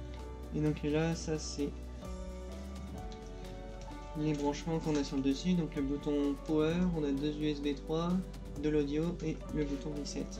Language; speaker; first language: French; native; French